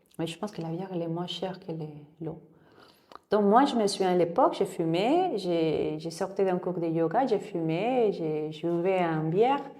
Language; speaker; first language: French; non-native, fluent; Spanish